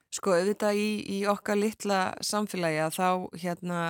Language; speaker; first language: Icelandic; native; Icelandic